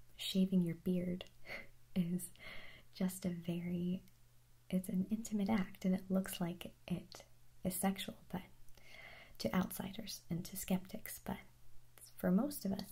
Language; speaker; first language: English; native; English